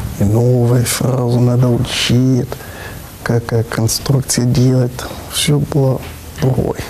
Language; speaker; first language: Russian; non-native, learner; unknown